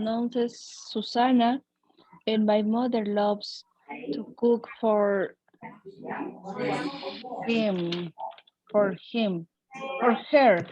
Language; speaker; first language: English; non-native, learner; Spanish